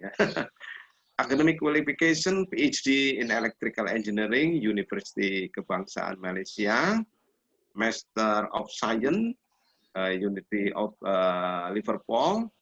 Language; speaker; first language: English; non-native, learner; Indonesian